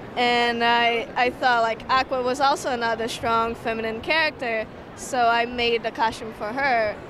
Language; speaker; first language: English; non-native, fluent; Portuguese